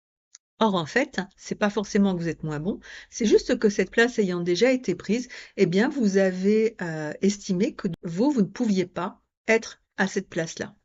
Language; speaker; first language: French; native; French